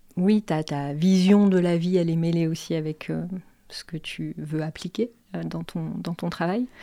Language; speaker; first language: French; native; French